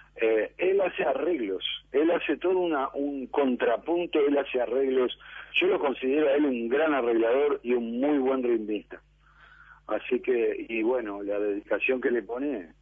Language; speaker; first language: Spanish; native; Spanish